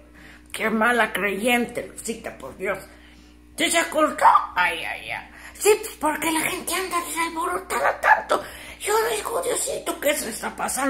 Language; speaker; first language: Spanish; native; Spanish